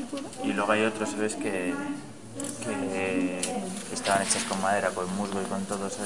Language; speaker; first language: Spanish; native; Spanish